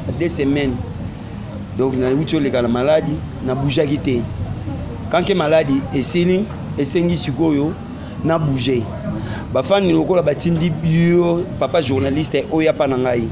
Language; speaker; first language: Lingala; native; Lingala